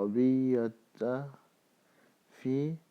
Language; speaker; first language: Arabic; non-native, fluent; English